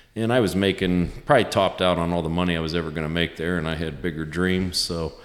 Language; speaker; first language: English; native; English